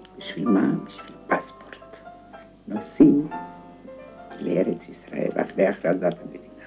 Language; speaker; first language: Hebrew; non-native, fluent; Romanian